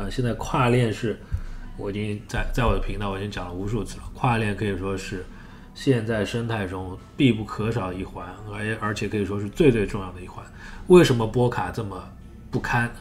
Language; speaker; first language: Chinese; native; Chinese